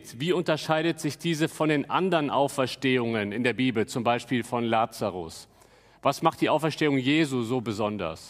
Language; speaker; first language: German; native; German